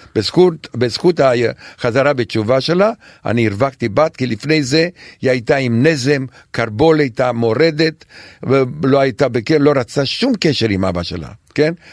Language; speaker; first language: Hebrew; non-native, fluent; Romanian